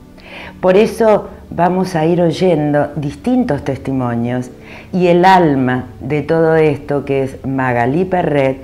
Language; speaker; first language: Spanish; native; Spanish